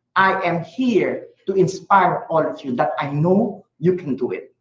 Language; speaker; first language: English; non-native, local second language; Filipino